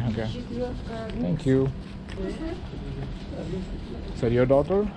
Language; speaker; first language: English; non-native, local second language; Malayalam